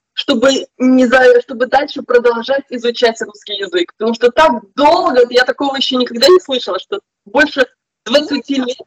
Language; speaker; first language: Russian; native; Russian